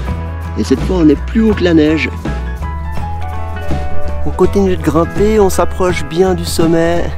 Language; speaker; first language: French; native; French